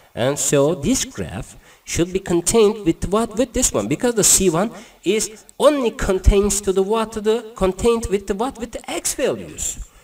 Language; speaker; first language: English; non-native, learner; Turkish